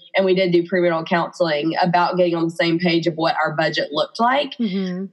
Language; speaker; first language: English; native; English